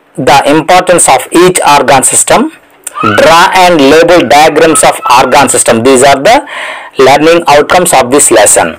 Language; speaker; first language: English; non-native, local second language; Telugu